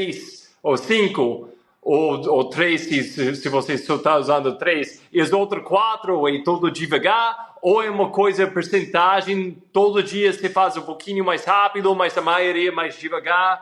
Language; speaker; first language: Portuguese; non-native, fluent; English